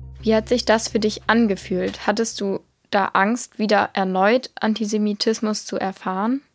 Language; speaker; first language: German; native; German